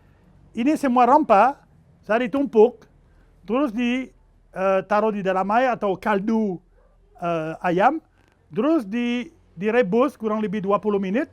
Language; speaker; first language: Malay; non-native, fluent; French